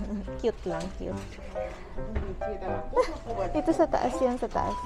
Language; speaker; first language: Korean; non-native, learner; Filipino